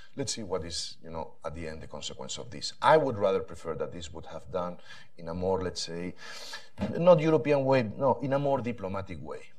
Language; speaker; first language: English; non-native, fluent; Spanish